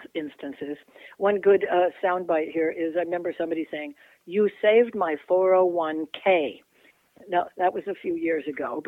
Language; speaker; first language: English; native; English